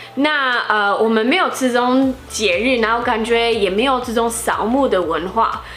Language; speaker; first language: Chinese; non-native, fluent; Portuguese